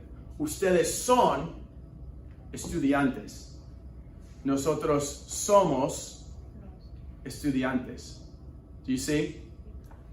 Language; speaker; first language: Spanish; non-native, fluent; English